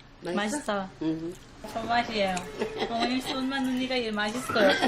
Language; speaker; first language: Korean; non-native, learner; Nepali